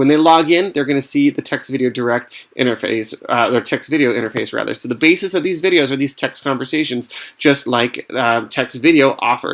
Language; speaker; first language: English; native; English